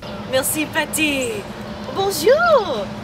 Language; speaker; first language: French; non-native, learner; English